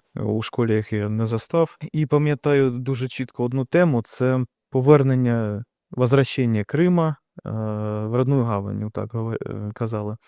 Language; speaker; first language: Ukrainian; non-native, local second language; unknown